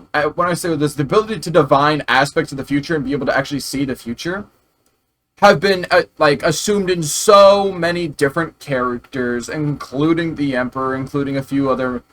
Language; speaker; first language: English; native; English